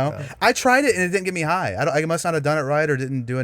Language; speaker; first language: English; native; English